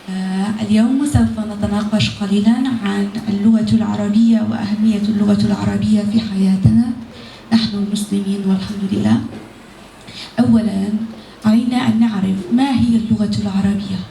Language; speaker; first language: Arabic; non-native, fluent; Indonesian